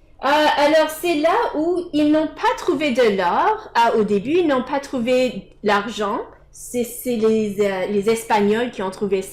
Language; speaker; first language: French; non-native, fluent; English